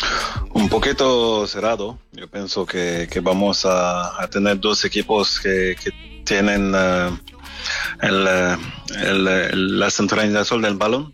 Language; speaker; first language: Spanish; non-native, fluent; French